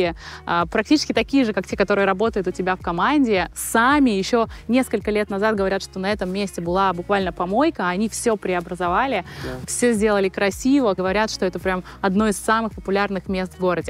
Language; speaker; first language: Russian; native; Russian